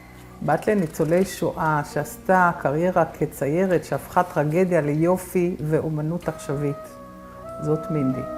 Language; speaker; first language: Hebrew; native; Hebrew